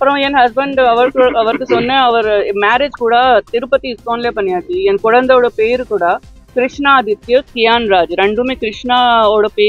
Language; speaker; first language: Tamil; non-native, fluent; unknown